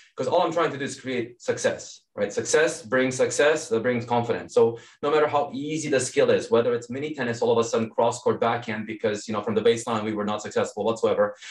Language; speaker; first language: English; early bilingual, other home language; Serbian